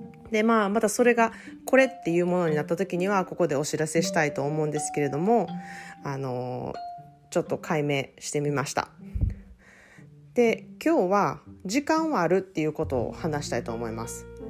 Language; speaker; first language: Japanese; native; Japanese